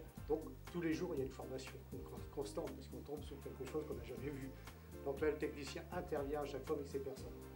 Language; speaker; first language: French; native; French